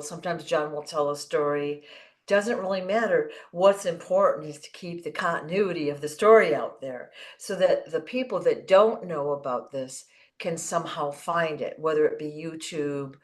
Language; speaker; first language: English; native; English